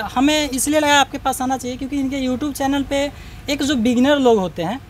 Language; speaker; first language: Hindi; native; Hindi